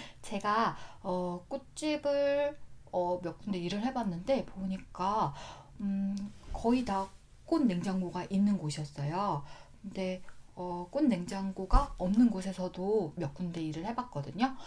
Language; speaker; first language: Korean; native; Korean